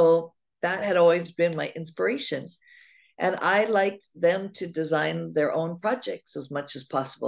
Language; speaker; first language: English; native; English